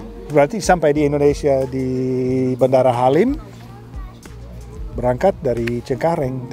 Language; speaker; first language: Indonesian; non-native, fluent; Dutch